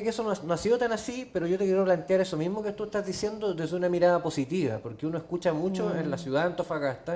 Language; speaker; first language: Spanish; native; Spanish